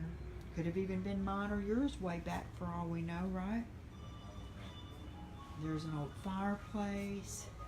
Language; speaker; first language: English; native; English